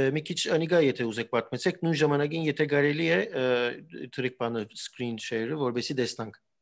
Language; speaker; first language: Armenian; early bilingual, heritage; Armenian